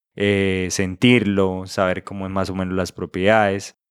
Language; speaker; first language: Spanish; native; Spanish